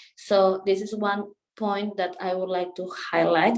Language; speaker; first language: English; non-native, local second language; Spanish